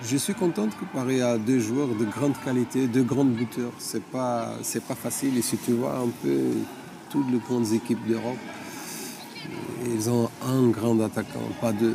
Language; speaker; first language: French; non-native, fluent; Portuguese